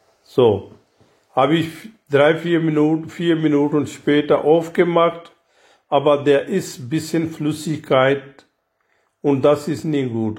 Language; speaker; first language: German; non-native, learner; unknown